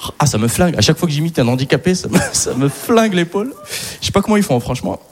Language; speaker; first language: French; early bilingual, other home language; Arabic